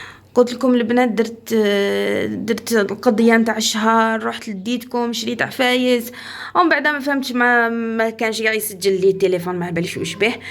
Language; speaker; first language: Arabic; native; Arabic